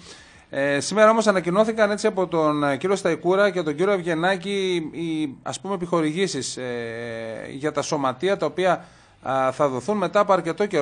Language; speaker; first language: Greek; native; Greek